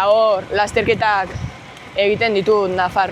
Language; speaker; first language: Basque; non-native, local second language; Spanish